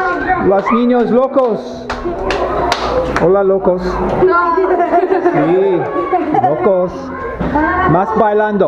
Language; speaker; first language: Spanish; non-native, learner; English